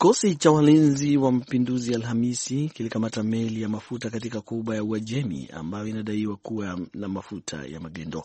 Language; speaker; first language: Swahili; non-native, local second language; Kikuyu